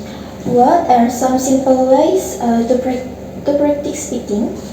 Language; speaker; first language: English; non-native, learner; Indonesian